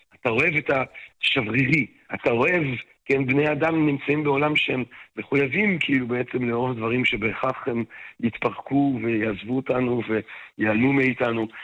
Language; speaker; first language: Hebrew; non-native, fluent; French